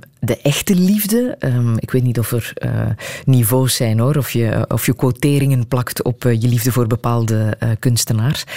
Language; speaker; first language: Dutch; native; Dutch